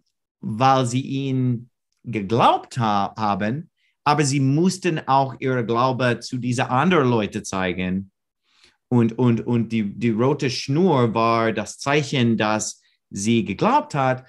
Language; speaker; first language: German; non-native, learner; English